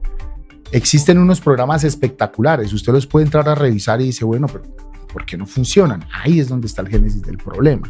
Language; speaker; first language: Spanish; native; Spanish